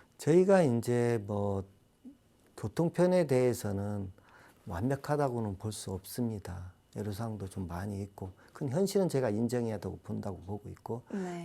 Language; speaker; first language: Korean; native; Korean